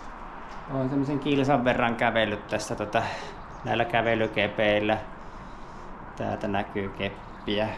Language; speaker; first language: Finnish; native; Finnish